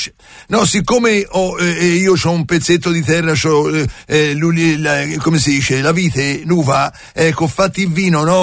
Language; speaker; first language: Italian; native; Italian